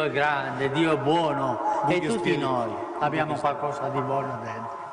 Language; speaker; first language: Italian; non-native, fluent; Spanish